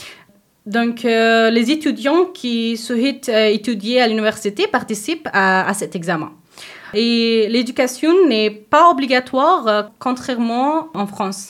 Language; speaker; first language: French; non-native, learner; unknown